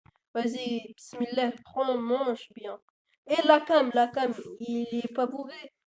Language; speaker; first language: French; native; French